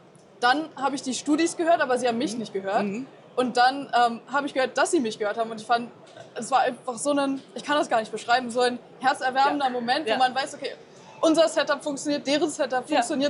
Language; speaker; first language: German; native; German